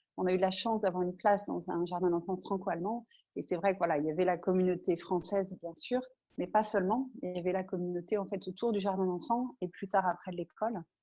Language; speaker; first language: French; native; French